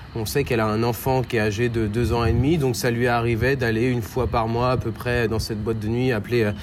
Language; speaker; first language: French; native; French